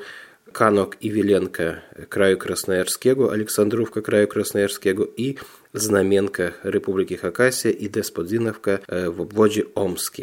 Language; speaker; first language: Polish; non-native, fluent; Russian